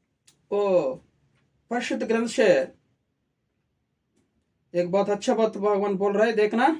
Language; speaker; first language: Hindi; non-native, local second language; Telugu